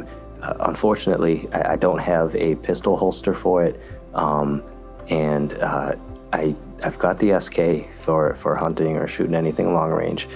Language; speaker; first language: English; native; English